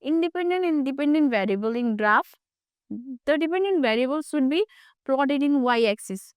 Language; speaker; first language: English; non-native, local second language; Nepali